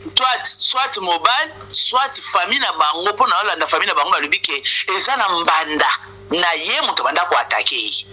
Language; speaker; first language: Lingala; non-native, local second language; Luba-Lulua